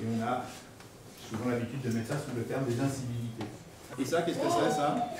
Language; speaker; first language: French; native; French